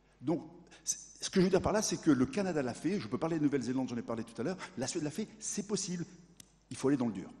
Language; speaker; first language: French; native; French